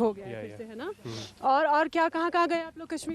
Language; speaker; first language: Hindi; native; Hindi